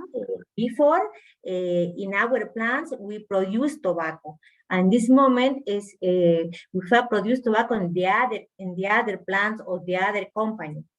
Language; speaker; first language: English; non-native, learner; Spanish